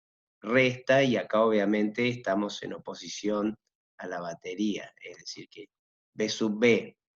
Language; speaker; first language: Spanish; native; Spanish